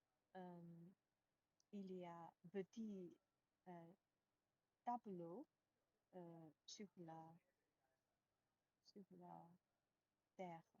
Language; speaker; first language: French; non-native, learner; Chinese